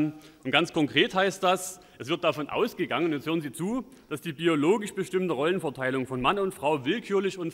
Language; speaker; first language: German; native; German